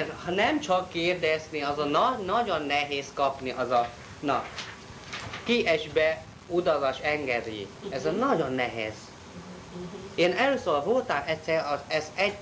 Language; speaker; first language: Hungarian; non-native, learner; Chinese